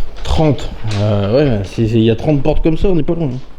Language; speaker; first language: French; native; French